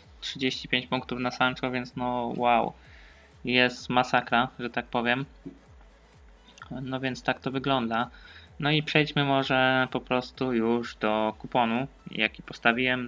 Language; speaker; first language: Polish; native; Polish